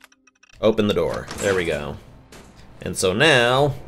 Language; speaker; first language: English; native; English